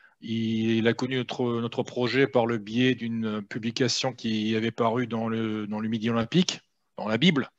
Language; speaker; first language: French; native; French